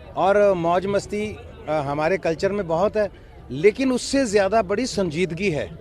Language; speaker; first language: Hindi; non-native, local second language; Punjabi